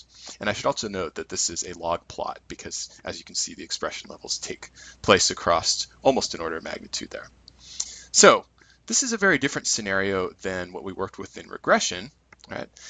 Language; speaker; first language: English; native; English